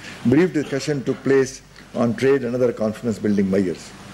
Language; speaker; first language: English; non-native, local second language; Urdu